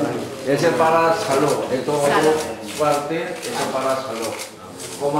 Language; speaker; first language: Spanish; non-native, learner; Korean